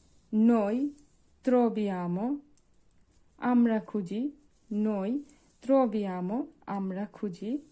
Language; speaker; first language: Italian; non-native, fluent; Bangla